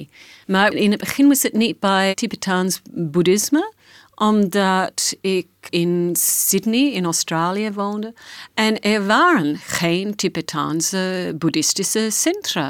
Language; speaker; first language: Dutch; non-native, fluent; English